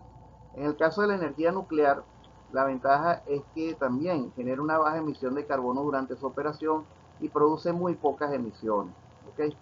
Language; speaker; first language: Spanish; native; Spanish